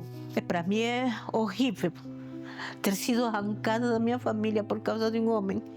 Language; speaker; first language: Portuguese; non-native, fluent; Spanish